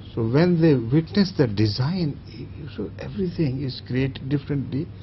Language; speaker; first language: English; non-native, local second language; Urdu